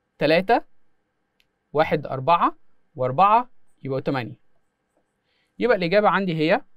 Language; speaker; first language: Arabic; native; Arabic